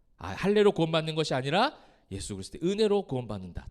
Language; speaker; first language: Korean; native; Korean